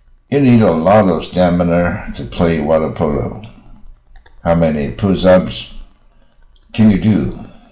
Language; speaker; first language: English; non-native, fluent; Chinese